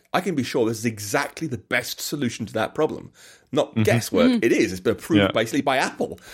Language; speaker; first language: English; native; English